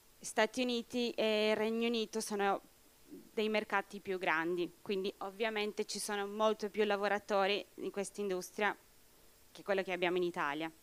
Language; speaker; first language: Italian; non-native, fluent; Portuguese